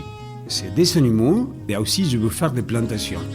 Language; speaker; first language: French; non-native, fluent; Spanish